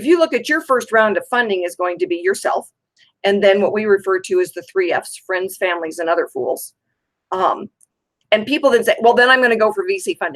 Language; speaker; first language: English; native; English